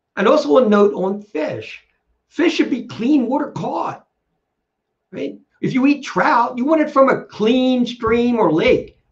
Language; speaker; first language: English; native; English